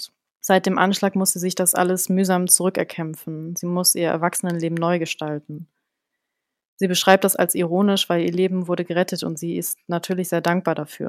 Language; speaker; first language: German; native; German